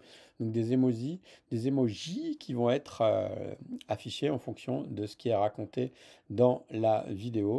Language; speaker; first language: French; native; French